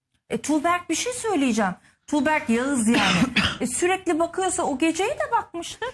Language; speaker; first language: Turkish; native; Turkish